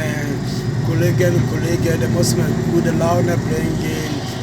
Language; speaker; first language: German; non-native, learner; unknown